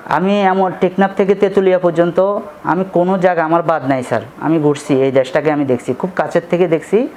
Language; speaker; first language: Bangla; native; Bangla